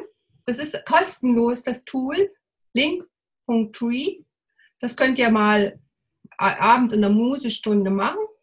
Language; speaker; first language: German; native; German